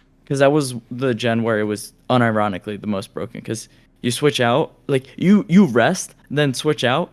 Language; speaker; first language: English; native; English